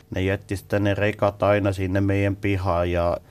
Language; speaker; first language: Finnish; non-native, fluent; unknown